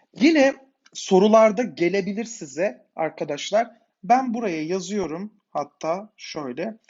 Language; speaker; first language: Turkish; native; Turkish